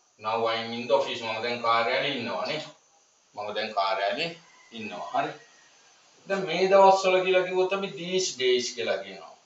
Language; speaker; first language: Sinhala; native; Sinhala